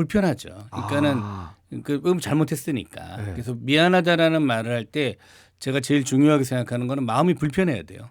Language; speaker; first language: Korean; native; Korean